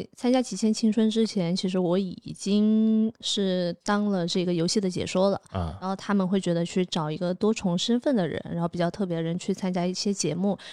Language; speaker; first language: Chinese; native; Chinese